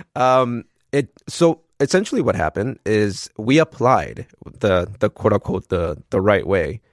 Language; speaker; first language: English; early bilingual, other home language; Spanish